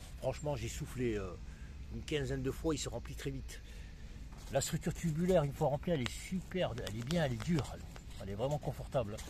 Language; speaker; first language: French; non-native, local second language; Arabic